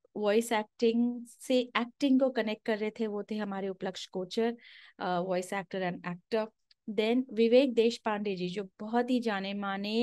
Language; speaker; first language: Hindi; non-native, local second language; Marathi